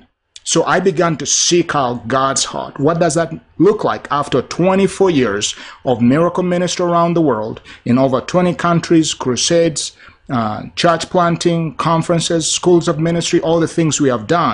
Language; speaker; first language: English; non-native, local second language; Ganda